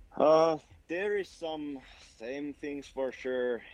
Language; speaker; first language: English; non-native, fluent; Finnish